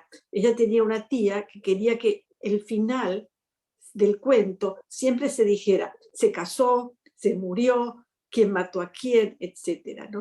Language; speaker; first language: Spanish; native; Spanish